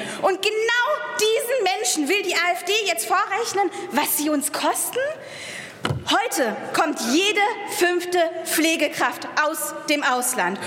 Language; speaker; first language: German; early bilingual, other home language; Persian